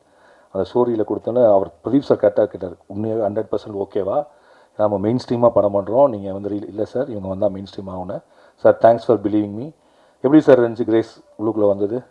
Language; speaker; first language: Tamil; native; Tamil